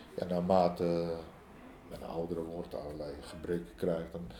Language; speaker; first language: Dutch; early bilingual, other home language; Arabic